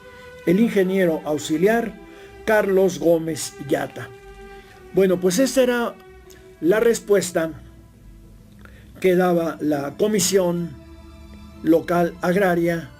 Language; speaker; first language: Spanish; native; Spanish